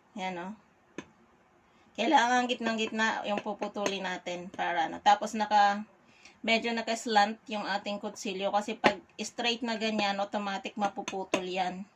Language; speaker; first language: Filipino; non-native, local second language; Bikol